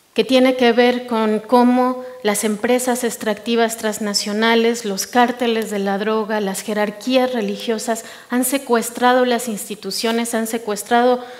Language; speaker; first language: Spanish; native; Spanish